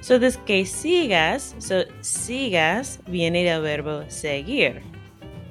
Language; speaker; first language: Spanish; non-native, fluent; English